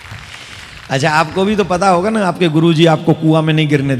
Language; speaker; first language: Hindi; native; Hindi